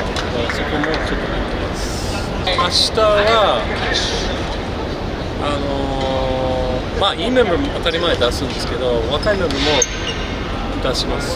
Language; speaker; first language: Japanese; non-native, fluent; English